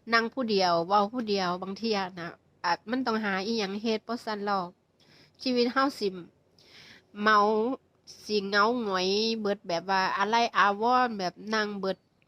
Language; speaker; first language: Thai; native; Thai